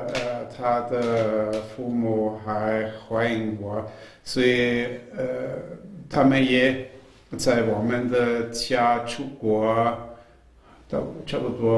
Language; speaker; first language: Chinese; non-native, fluent; German